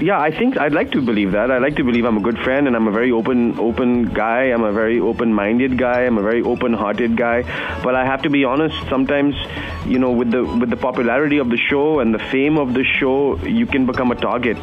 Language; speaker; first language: English; non-native, local second language; Hindi